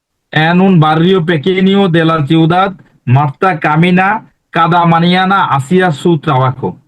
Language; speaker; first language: Spanish; non-native, learner; Bangla